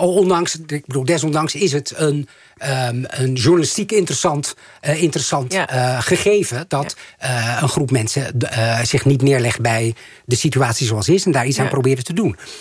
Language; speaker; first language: Dutch; native; Dutch